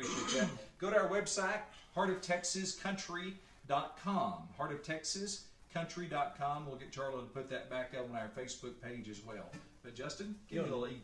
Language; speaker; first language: English; native; English